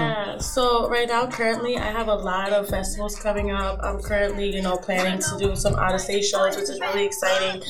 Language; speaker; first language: English; early bilingual, other home language; Spanish